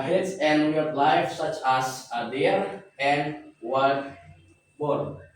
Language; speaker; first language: English; non-native, learner; Indonesian